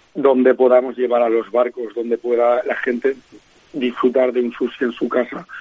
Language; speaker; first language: Spanish; native; Spanish